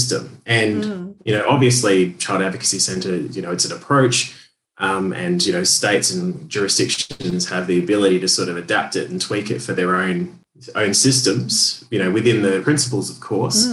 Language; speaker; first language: English; native; English